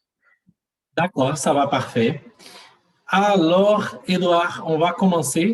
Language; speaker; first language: French; non-native, learner; Portuguese